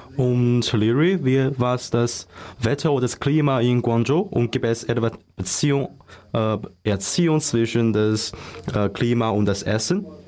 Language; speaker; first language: German; non-native, learner; Chinese